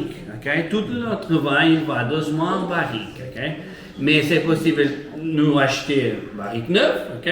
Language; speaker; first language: French; non-native, learner; Portuguese